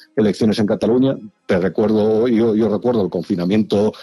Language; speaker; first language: Spanish; native; Spanish